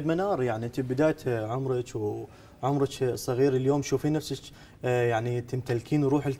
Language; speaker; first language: Arabic; native; Arabic